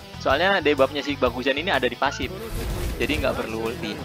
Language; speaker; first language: Indonesian; native; Indonesian